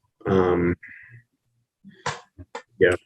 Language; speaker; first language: English; native; English